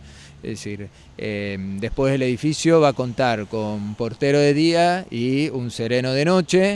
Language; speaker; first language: Spanish; native; Spanish